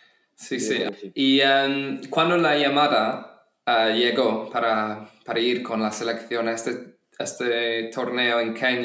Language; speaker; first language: Spanish; non-native, fluent; English